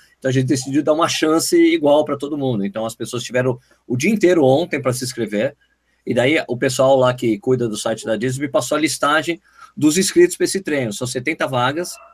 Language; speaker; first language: Portuguese; native; Portuguese